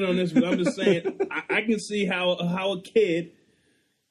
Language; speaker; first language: English; native; English